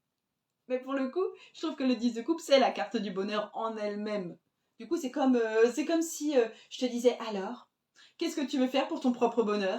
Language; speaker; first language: French; native; French